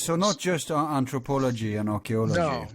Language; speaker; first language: English; non-native, fluent; Norwegian